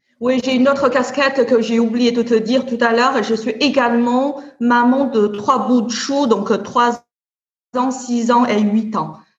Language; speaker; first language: French; non-native, fluent; Chinese